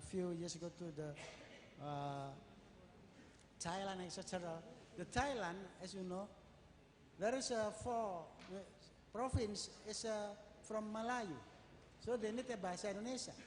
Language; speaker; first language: English; non-native, learner; Indonesian